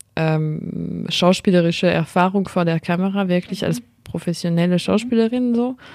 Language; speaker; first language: German; non-native, fluent; French